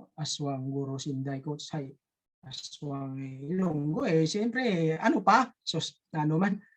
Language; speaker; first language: Filipino; native; Filipino